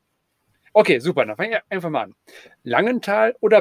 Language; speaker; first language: German; native; German